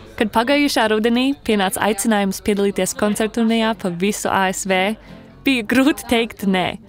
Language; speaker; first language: Latvian; early bilingual, heritage; Latvian